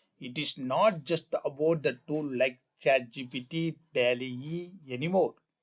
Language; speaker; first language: English; non-native, local second language; Tamil